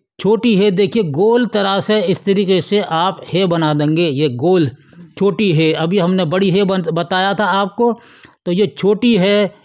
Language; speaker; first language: Hindi; native; Hindi